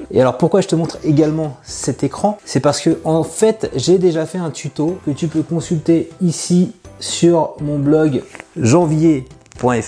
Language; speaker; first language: French; native; French